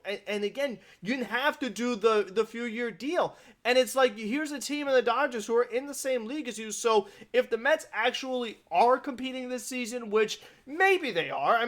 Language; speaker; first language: English; native; English